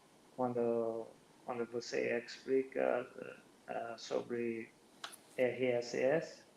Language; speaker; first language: Portuguese; non-native, learner; English